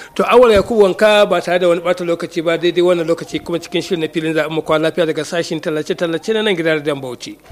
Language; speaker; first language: Hausa; native; Hausa